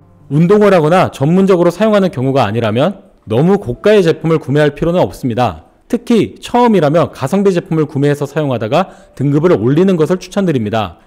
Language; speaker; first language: Korean; native; Korean